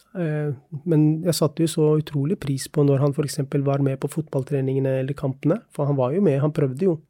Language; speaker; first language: Norwegian; early bilingual, other home language; Urdu